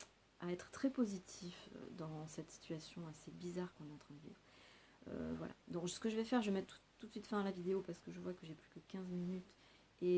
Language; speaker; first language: French; native; French